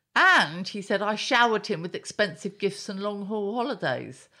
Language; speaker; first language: English; native; English